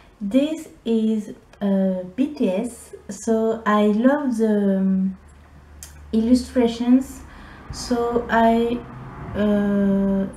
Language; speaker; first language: English; non-native, learner; French